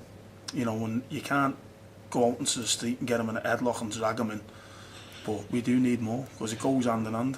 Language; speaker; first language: English; native; English